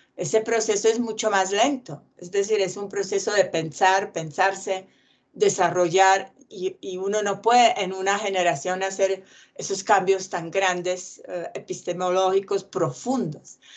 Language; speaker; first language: Spanish; non-native, fluent; Czech